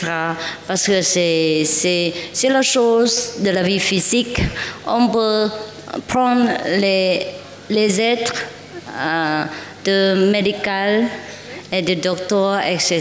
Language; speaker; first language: French; non-native, learner; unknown